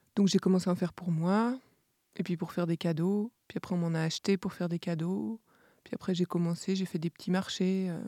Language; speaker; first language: French; native; French